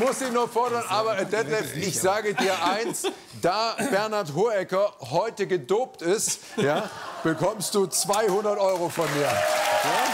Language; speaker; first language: German; native; German